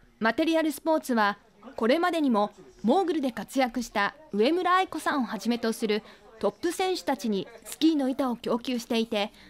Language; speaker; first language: Japanese; native; Japanese